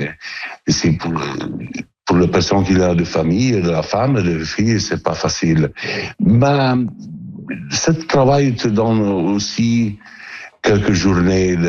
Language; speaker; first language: French; non-native, learner; Italian